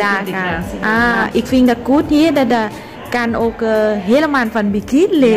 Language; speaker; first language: Dutch; non-native, learner; Thai